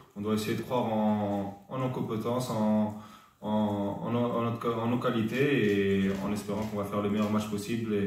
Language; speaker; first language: French; early bilingual, other home language; Arabic